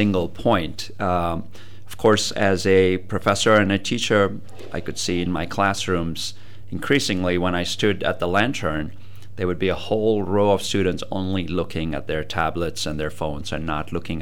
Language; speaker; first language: English; non-native, local second language; Tamil